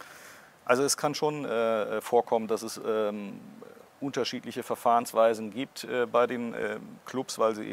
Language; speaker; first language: German; native; German